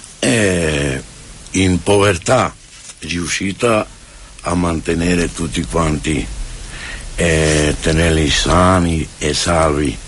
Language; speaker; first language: Italian; non-native, fluent; Romany